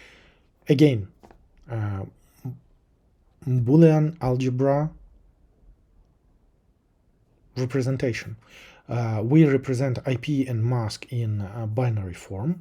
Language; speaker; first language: English; non-native, fluent; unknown